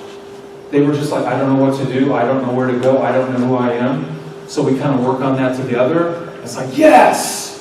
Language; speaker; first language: English; native; English